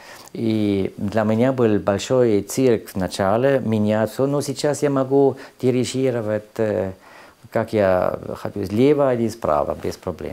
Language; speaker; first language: Russian; non-native, learner; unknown